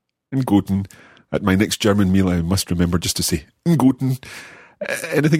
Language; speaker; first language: German; non-native, learner; English